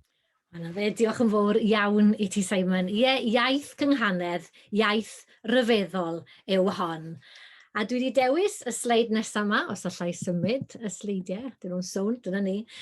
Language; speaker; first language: Welsh; native; Welsh